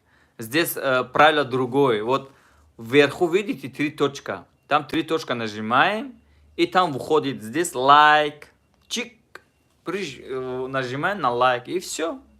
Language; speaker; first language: Russian; non-native, fluent; Tajik